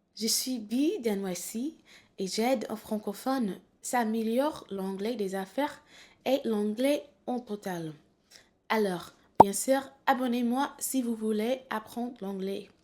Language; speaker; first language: French; non-native, fluent; English